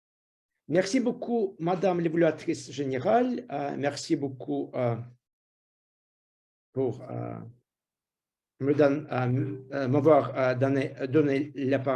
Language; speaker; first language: French; non-native, fluent; Russian